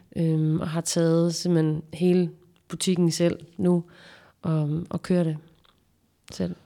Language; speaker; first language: Danish; native; Danish